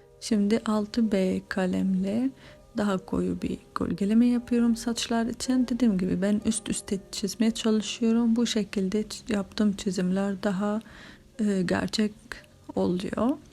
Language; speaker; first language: Turkish; non-native, fluent; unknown